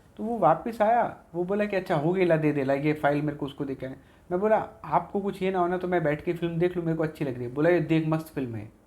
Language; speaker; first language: Hindi; non-native, local second language; Haryanvi